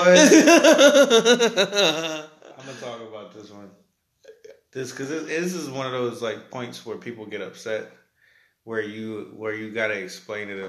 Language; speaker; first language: English; native; English